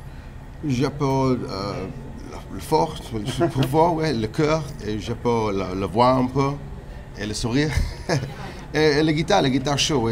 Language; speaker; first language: French; non-native, learner; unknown